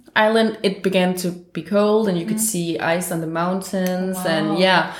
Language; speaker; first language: English; non-native, fluent; Danish